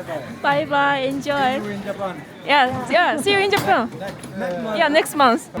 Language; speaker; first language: English; non-native, learner; Japanese